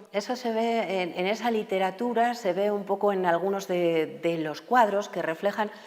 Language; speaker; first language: Spanish; native; Spanish